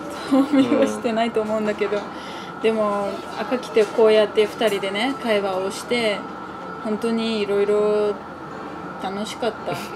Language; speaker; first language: Japanese; non-native, fluent; Uzbek